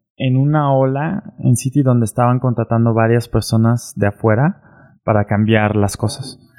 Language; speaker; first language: Spanish; early bilingual, heritage; German